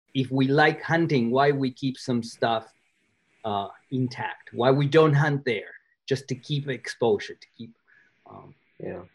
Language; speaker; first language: English; non-native, fluent; Spanish